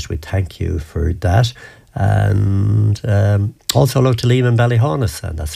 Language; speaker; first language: English; native; English